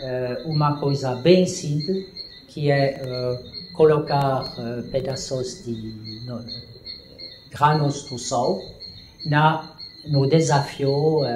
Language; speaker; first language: Portuguese; non-native, learner; French